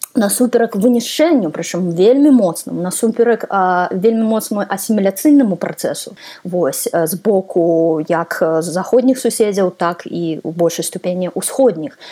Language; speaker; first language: Belarusian; non-native, local second language; Russian